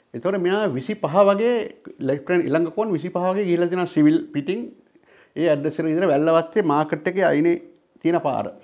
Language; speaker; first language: Sinhala; non-native, local second language; Tamil